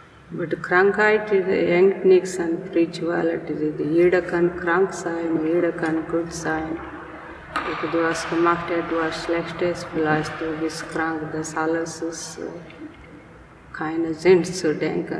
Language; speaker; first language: German; non-native, learner; Telugu